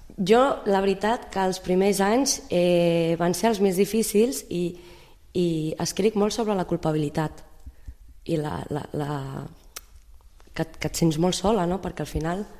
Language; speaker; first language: Catalan; early bilingual, other home language; Arabic